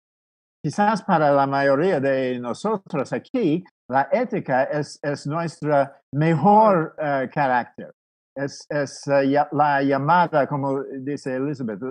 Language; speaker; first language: Spanish; non-native, fluent; English